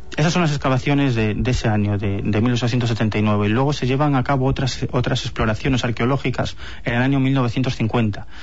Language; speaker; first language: Spanish; native; Spanish